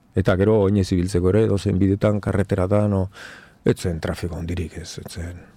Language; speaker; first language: Basque; non-native, local second language; Spanish